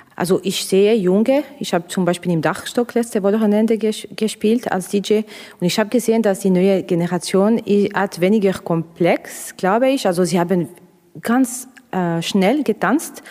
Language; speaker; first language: German; non-native, fluent; Russian